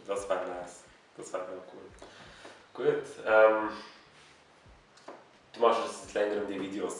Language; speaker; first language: German; native; German